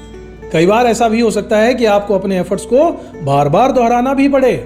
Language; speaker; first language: Hindi; native; Hindi